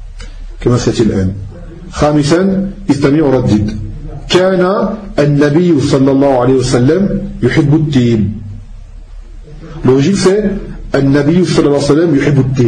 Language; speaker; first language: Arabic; non-native, fluent; French